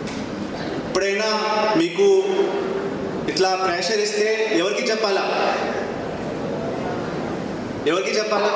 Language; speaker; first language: Telugu; non-native, fluent; Hindi